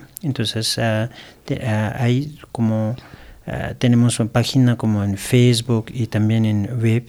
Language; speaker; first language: Spanish; non-native, learner; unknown